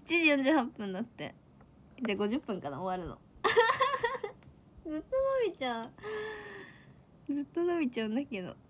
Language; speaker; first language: Japanese; native; Japanese